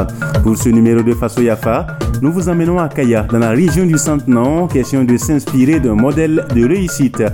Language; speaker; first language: French; non-native, local second language; Mossi